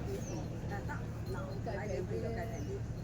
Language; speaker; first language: Cantonese; native; Cantonese